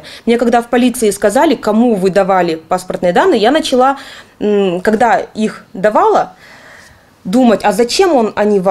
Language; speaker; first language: Russian; native; Russian